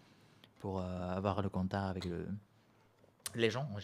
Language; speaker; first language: French; non-native, fluent; Spanish